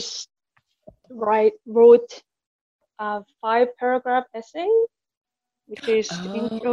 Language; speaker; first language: English; non-native, fluent; Korean